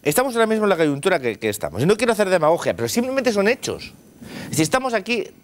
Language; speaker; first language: Spanish; non-native, local second language; Catalan